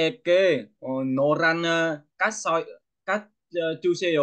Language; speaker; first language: Korean; non-native, learner; Vietnamese